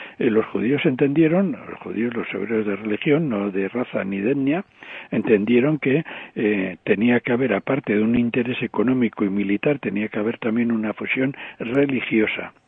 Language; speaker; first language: Spanish; native; Spanish